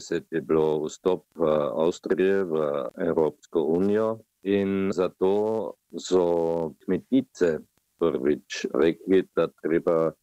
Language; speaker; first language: Slovenian; non-native, learner; German